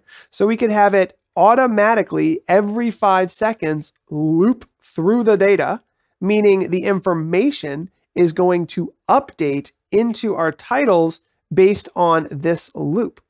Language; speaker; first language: English; native; English